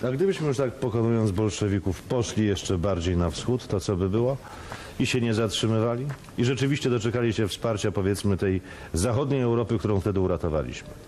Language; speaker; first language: Polish; native; Polish